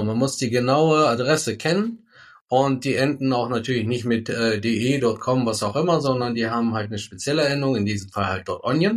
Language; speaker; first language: German; native; German